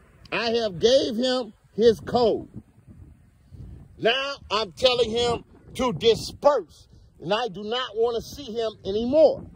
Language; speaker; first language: English; native; English